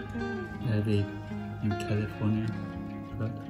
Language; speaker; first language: English; non-native, learner; Korean